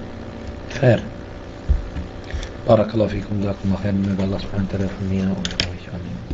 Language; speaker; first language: German; non-native, fluent; Arabic